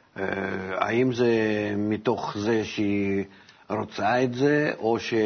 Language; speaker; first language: Hebrew; non-native, fluent; Russian